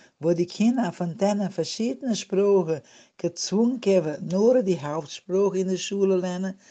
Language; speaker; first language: German; early bilingual, heritage; German